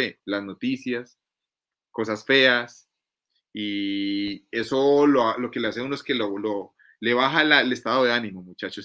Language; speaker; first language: Spanish; native; Spanish